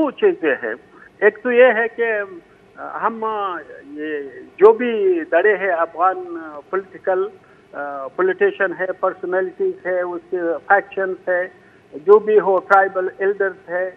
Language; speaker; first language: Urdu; non-native, fluent; Pashto